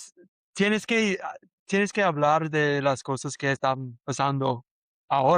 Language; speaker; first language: Spanish; non-native, learner; English